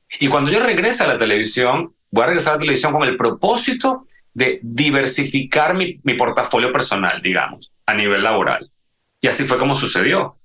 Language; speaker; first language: Spanish; native; Spanish